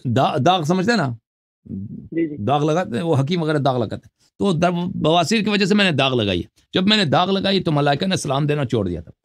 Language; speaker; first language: Urdu; non-native, fluent; Persian